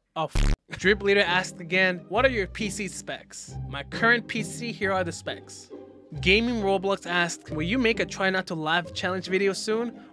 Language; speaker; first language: English; native; English